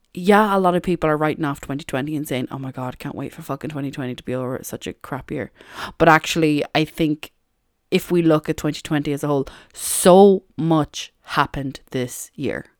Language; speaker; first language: English; native; English